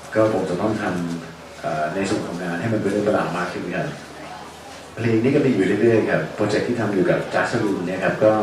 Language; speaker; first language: Thai; non-native, fluent; Danish